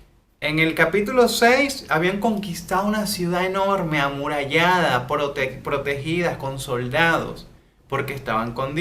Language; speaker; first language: Spanish; native; Spanish